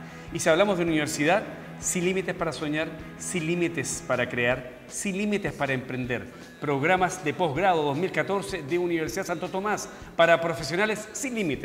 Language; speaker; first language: Spanish; native; Spanish